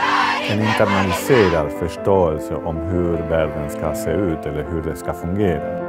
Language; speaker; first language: Swedish; non-native, fluent; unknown